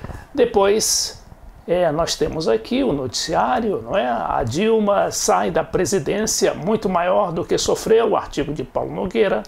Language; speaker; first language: Portuguese; native; Portuguese